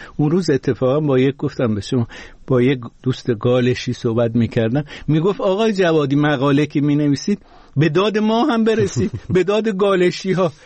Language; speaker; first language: Persian; non-native, local second language; Azerbaijani